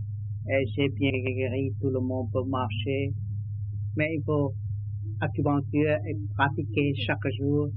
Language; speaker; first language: French; non-native, learner; Vietnamese